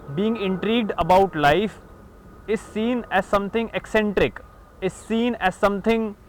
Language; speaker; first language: English; non-native, local second language; Hindi